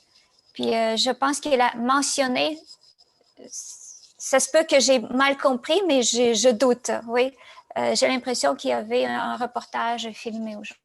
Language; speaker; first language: French; non-native, fluent; Russian